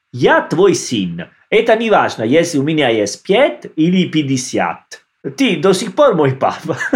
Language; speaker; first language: Russian; non-native, learner; Italian